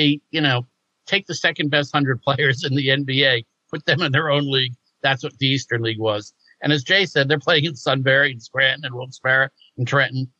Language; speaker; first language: English; native; English